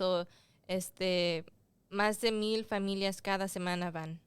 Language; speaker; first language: Spanish; early bilingual, heritage; Spanish